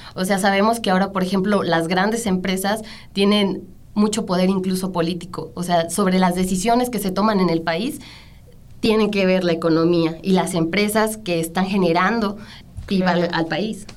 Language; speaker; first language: Spanish; native; Spanish